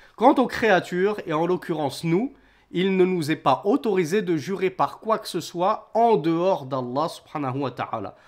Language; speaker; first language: French; native; French